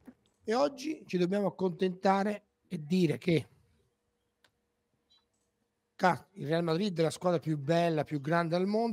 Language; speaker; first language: Italian; native; Italian